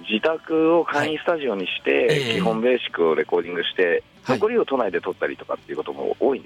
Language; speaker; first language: Japanese; native; Japanese